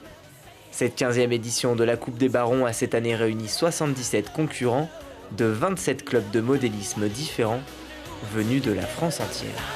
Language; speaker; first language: French; native; French